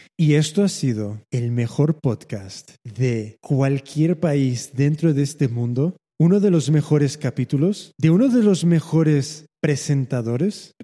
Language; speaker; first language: Spanish; early bilingual, heritage; Spanish